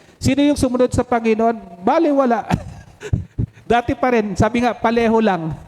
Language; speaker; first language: Filipino; native; Filipino